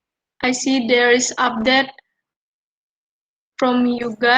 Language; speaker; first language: English; non-native, learner; Indonesian